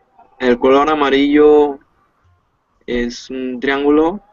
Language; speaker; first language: Spanish; non-native, learner; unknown